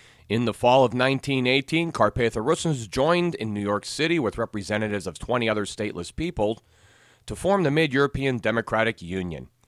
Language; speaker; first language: English; native; English